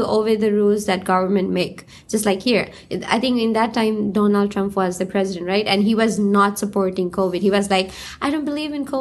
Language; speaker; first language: English; non-native, local second language; Nepali